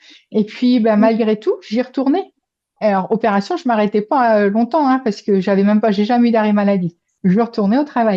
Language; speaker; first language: French; native; French